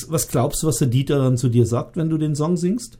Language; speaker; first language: German; native; German